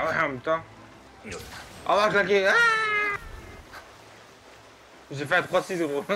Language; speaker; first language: French; native; French